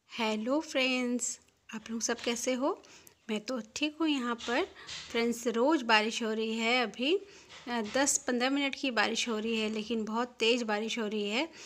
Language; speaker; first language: Hindi; non-native, local second language; Bangla